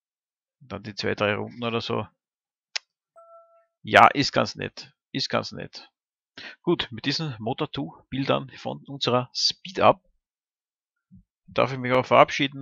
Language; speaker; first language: German; native; German